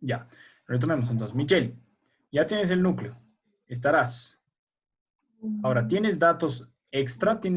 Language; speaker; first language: Spanish; native; Spanish